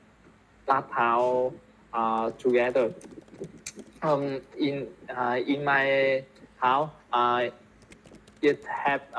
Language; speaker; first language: English; non-native, learner; Vietnamese